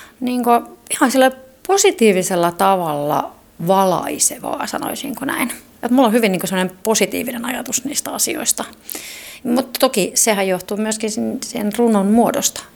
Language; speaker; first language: Finnish; native; Finnish